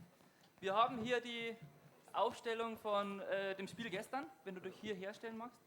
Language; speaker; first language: German; native; German